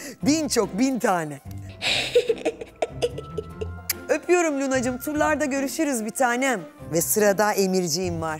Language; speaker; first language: Turkish; native; Turkish